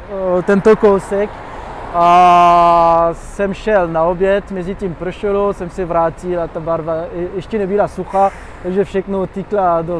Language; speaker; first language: Czech; non-native, fluent; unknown